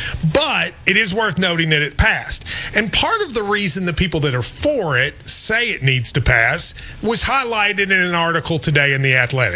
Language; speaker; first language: English; native; English